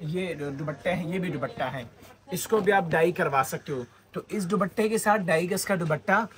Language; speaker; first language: Urdu; native; Urdu